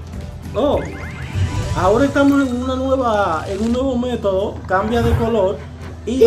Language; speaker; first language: Spanish; native; Spanish